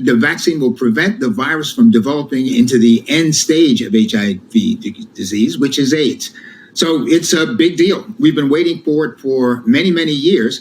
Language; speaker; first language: English; native; English